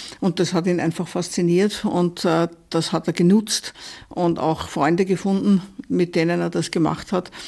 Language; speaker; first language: German; native; German